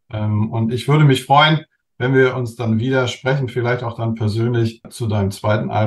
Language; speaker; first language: German; native; German